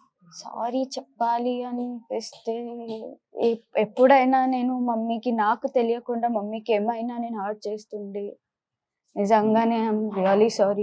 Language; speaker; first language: Telugu; non-native, local second language; Kannada